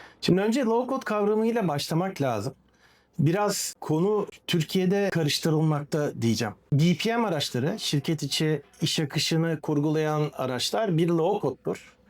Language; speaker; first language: Turkish; native; Turkish